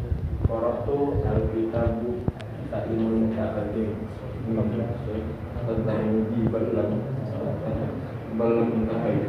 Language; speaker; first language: Arabic; non-native, learner; Indonesian